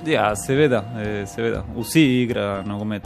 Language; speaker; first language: Slovenian; non-native, learner; Spanish